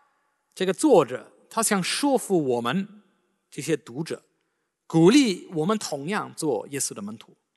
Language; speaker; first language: Chinese; native; Chinese